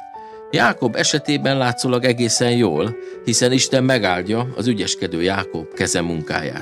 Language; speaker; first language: Hungarian; native; Hungarian